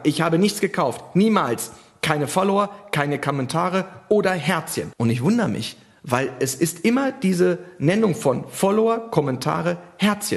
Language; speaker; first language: German; native; German